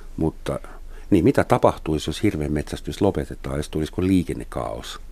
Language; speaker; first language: Finnish; non-native, fluent; German